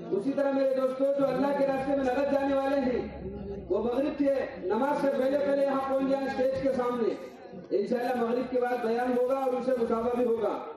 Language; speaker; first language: Urdu; native; Urdu